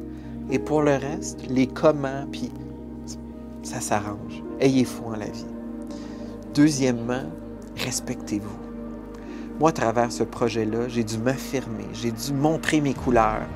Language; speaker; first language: French; native; French